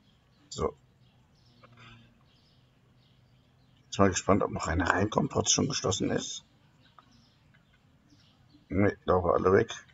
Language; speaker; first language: German; native; German